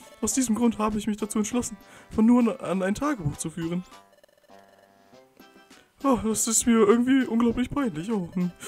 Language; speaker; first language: German; native; German